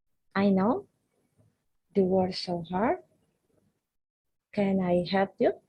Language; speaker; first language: English; non-native, learner; Spanish